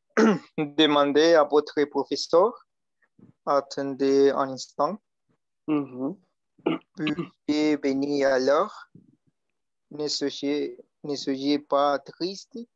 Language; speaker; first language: French; non-native, learner; Spanish